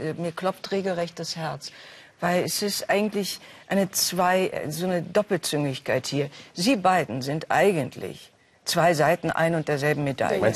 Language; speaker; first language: German; early bilingual, other home language; Turkish